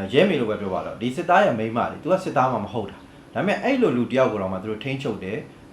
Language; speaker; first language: Burmese; native; Burmese